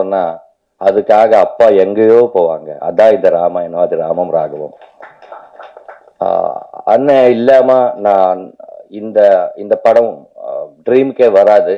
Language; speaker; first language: Tamil; non-native, learner; Telugu